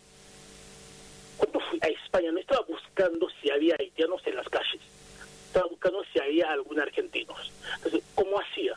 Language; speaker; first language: Spanish; non-native, fluent; Haitian Creole